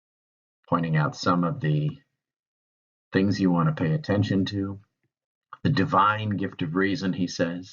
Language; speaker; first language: English; native; English